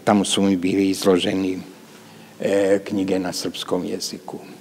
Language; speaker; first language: Serbian; non-native, local second language; Hungarian